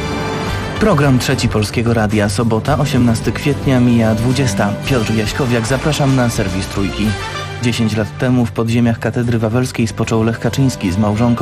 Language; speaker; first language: Polish; native; Polish